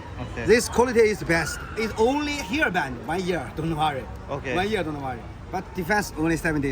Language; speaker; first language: English; non-native, learner; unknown